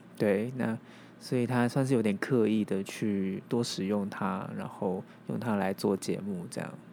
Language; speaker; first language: Chinese; native; Chinese